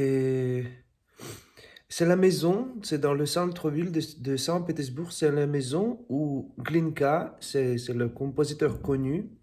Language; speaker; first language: French; non-native, fluent; Russian